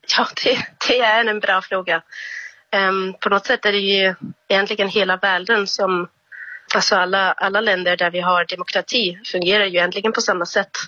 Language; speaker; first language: Swedish; non-native, fluent; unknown